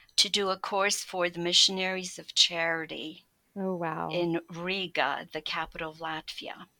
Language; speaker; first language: English; early bilingual, other home language; Polish